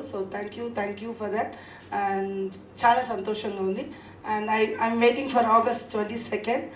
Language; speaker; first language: Telugu; non-native, local second language; Tamil